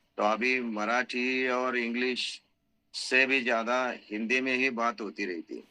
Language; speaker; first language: Hindi; non-native, local second language; Marathi